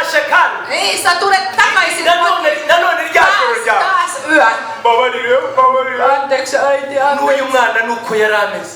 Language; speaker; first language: Finnish; non-native, learner; Kinyarwanda